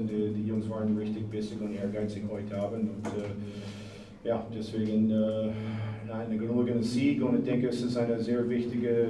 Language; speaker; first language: German; non-native, fluent; English